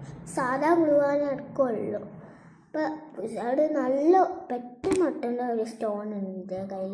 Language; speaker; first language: Malayalam; native; Malayalam